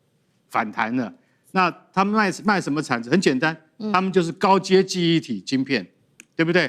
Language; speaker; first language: Chinese; native; Chinese